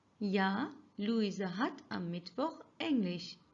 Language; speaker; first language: German; non-native, fluent; Turkish